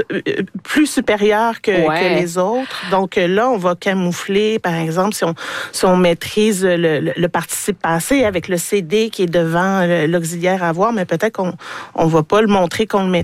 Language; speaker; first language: French; native; French